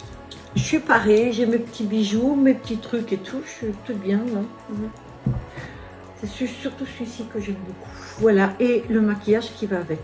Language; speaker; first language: French; native; French